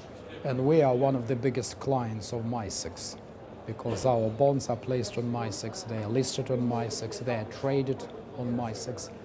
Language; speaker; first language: English; non-native, fluent; Russian